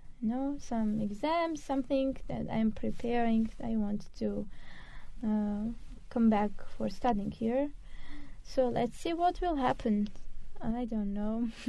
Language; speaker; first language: English; non-native, fluent; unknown